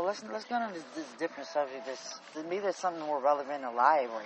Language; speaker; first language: English; native; English